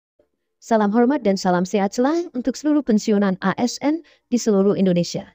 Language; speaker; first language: Indonesian; native; Indonesian